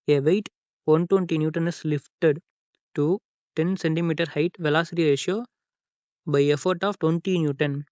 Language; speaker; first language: English; non-native, local second language; Tamil